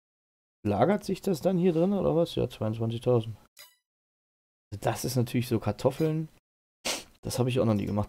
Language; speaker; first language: German; native; German